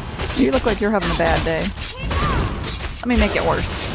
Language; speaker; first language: English; native; English